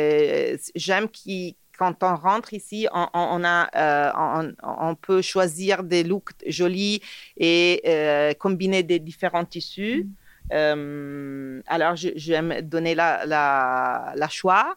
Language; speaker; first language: French; non-native, fluent; Italian